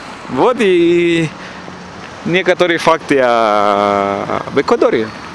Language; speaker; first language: Russian; non-native, fluent; Spanish